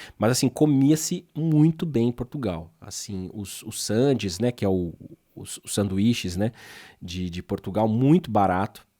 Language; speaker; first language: Portuguese; native; Portuguese